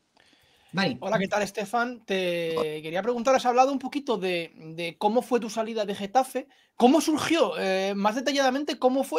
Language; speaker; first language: Spanish; native; Spanish